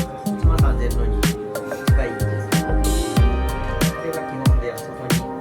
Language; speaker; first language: Japanese; native; Japanese